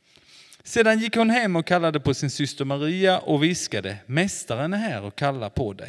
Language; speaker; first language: Swedish; non-native, fluent; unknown